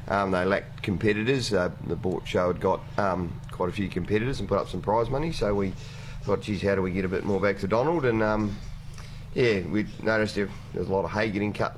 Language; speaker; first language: English; native; English